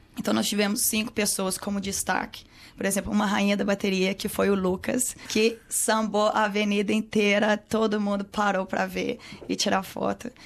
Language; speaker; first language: Portuguese; native; Portuguese